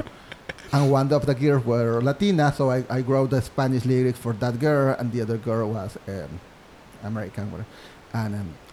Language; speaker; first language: English; non-native, fluent; Spanish